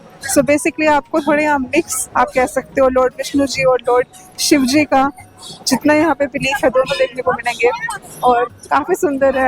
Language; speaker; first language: Hindi; native; Hindi